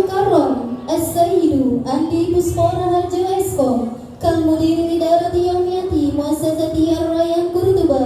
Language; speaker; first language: Arabic; non-native, learner; Indonesian